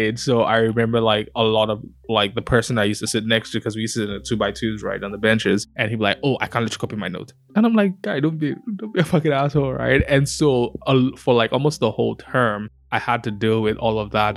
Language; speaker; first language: English; non-native, local second language; Yoruba